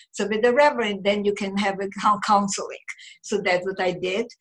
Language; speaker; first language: English; non-native, fluent; German